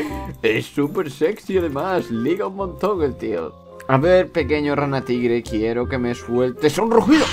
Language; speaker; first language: Spanish; native; Spanish